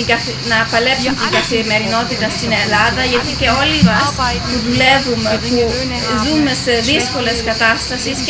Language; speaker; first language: Greek; early bilingual, heritage; Greek